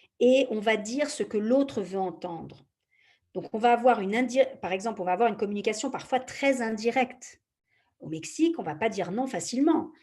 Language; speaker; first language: French; native; French